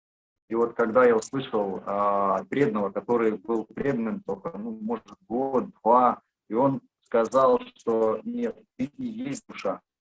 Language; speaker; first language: Russian; native; Russian